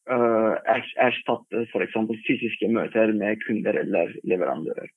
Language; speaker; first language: Norwegian; non-native, fluent; Turkish